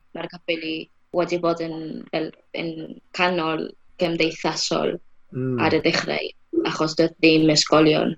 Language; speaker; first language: Welsh; non-native, fluent; Spanish